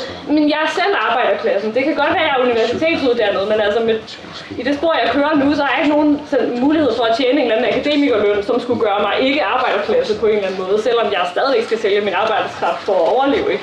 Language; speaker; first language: Danish; native; Danish